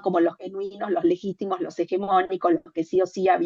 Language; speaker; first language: Spanish; native; Spanish